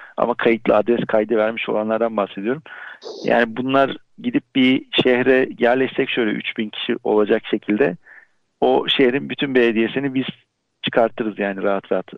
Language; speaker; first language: Turkish; native; Turkish